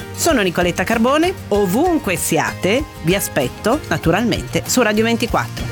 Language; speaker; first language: Italian; native; Italian